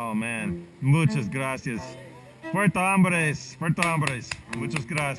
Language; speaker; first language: Spanish; non-native, learner; English